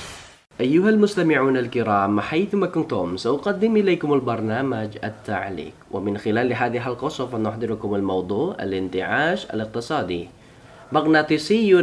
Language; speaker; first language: Arabic; non-native, fluent; Indonesian